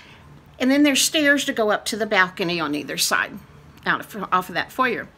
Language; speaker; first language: English; native; English